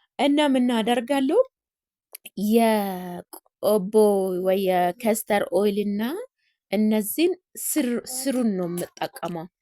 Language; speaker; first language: Amharic; non-native, local second language; Oromo